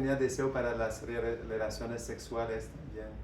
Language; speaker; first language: Spanish; non-native, learner; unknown